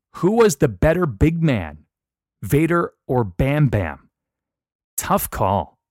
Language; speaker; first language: English; native; English